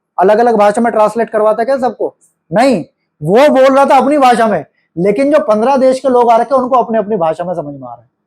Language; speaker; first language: Hindi; native; Hindi